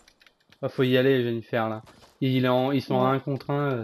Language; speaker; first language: French; native; French